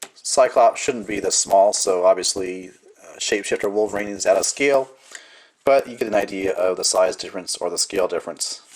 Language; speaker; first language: English; native; English